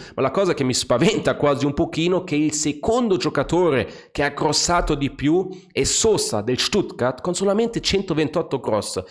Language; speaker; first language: Italian; non-native, fluent; German